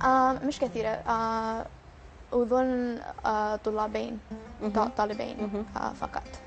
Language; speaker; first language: Arabic; early bilingual, heritage; English